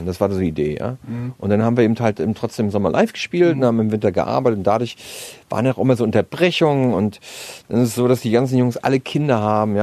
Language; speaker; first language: German; native; German